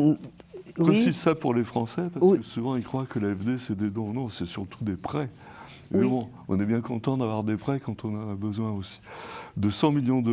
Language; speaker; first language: French; native; French